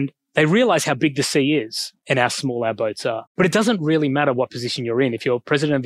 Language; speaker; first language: English; native; English